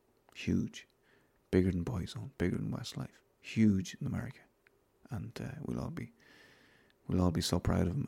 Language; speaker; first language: English; native; English